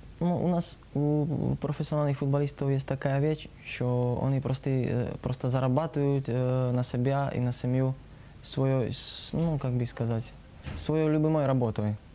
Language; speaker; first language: Russian; non-native, learner; Slovak